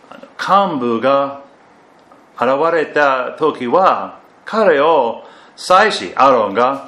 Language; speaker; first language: Japanese; non-native, fluent; German